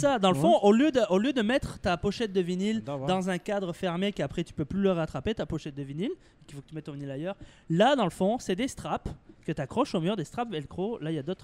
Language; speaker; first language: French; native; French